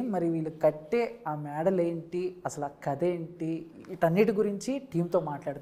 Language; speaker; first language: Telugu; native; Telugu